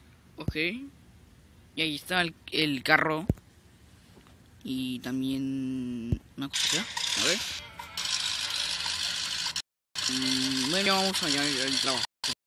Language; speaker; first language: Spanish; native; Spanish